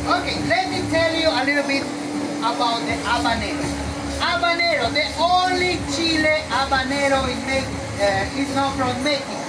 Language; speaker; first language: English; non-native, fluent; Spanish